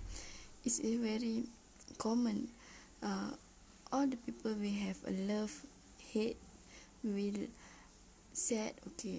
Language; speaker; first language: English; non-native, learner; Malay